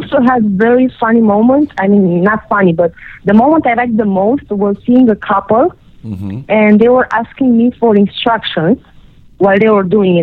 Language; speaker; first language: English; non-native, fluent; Romanian